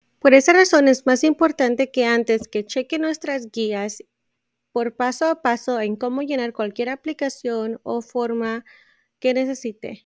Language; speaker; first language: Spanish; early bilingual, heritage; Spanish